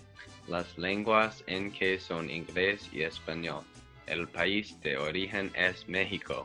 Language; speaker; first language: Spanish; non-native, learner; English